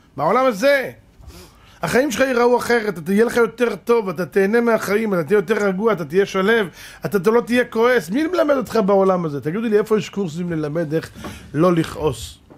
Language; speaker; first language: Hebrew; native; Hebrew